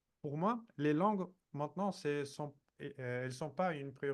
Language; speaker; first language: French; non-native, fluent; Portuguese